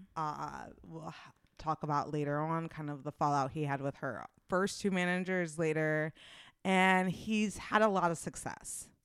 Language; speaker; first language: English; native; English